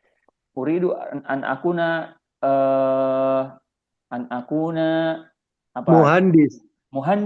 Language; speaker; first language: Arabic; non-native, fluent; Indonesian